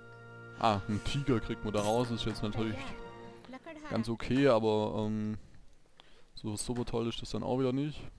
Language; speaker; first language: German; native; German